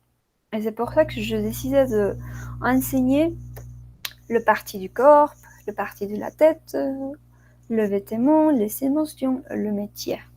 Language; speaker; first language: French; non-native, learner; Spanish